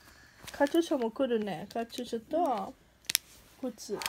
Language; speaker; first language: Japanese; non-native, learner; Portuguese